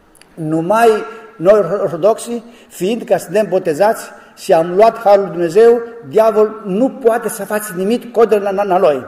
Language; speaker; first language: Romanian; non-native, learner; Greek